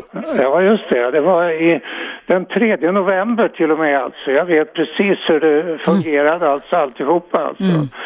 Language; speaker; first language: Swedish; native; Swedish